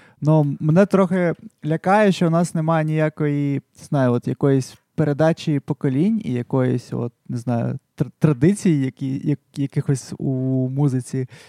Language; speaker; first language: Ukrainian; non-native, local second language; Russian